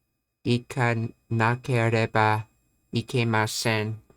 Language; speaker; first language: Japanese; non-native, learner; English